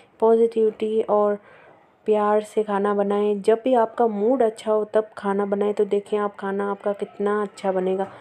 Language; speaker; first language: Urdu; native; Urdu